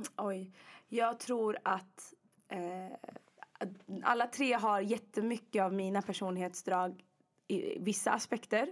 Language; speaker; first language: Swedish; early bilingual, other home language; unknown